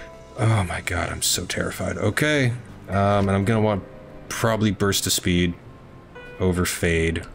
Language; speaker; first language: English; native; English